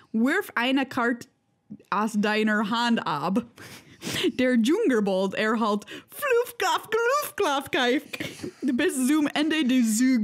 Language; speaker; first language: German; non-native, learner; English